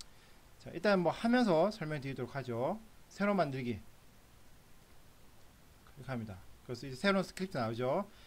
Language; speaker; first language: Korean; native; Korean